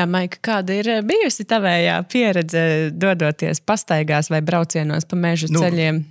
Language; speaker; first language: Latvian; native; Latvian